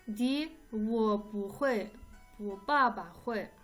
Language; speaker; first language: Chinese; non-native, fluent; Kyrgyz